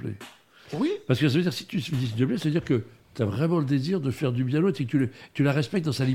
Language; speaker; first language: French; native; French